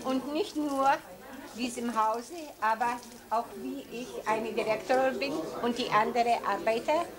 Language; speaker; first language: German; non-native, learner; Lithuanian